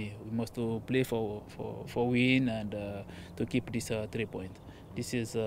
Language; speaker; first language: English; non-native, learner; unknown